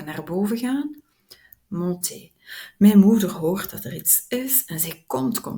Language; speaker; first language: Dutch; non-native, local second language; French